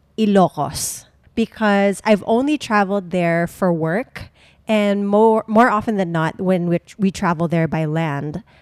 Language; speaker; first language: English; non-native, local second language; Filipino